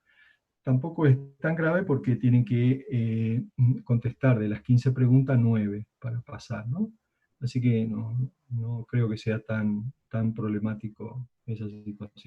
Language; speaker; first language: Spanish; native; Spanish